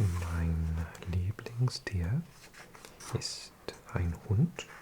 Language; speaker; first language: German; non-native, learner; English